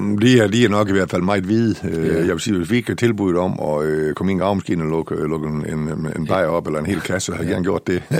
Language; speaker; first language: Danish; native; Danish